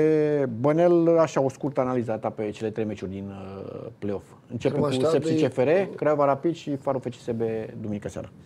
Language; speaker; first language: Romanian; native; Romanian